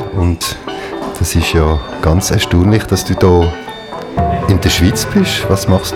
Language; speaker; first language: German; native; German